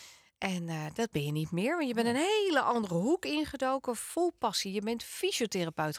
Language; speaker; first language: Dutch; native; Dutch